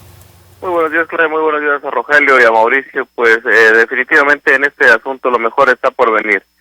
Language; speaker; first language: Spanish; native; Spanish